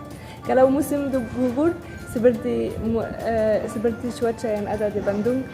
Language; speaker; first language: Indonesian; non-native, fluent; Arabic